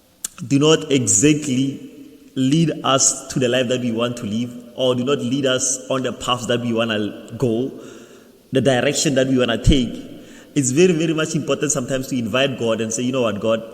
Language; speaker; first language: English; non-native, local second language; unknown